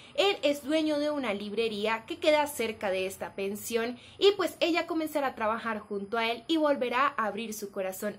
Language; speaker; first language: Spanish; native; Spanish